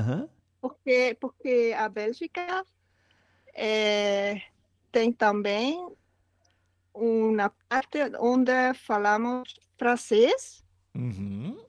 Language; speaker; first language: Portuguese; non-native, learner; Dutch